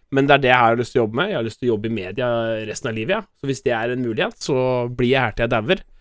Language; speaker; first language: Norwegian; native; Norwegian